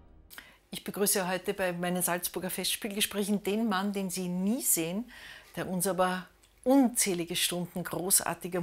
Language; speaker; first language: German; native; German